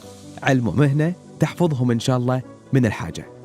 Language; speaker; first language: Arabic; native; Arabic